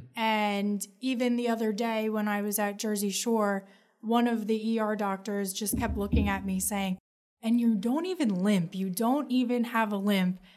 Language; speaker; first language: English; native; English